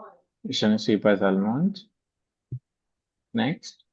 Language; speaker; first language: French; non-native, fluent; Hindi